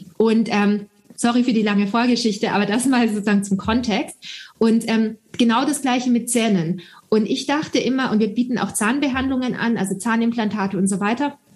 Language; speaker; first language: German; early bilingual, other home language; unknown